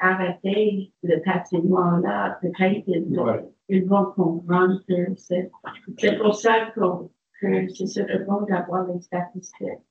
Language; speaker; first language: French; non-native, local second language; English